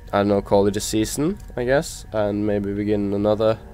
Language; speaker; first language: English; non-native, fluent; Norwegian